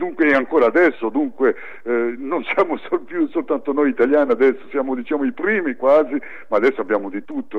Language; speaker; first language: Italian; early bilingual, heritage; French